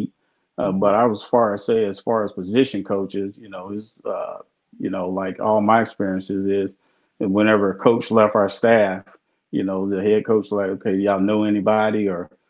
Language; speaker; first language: English; native; English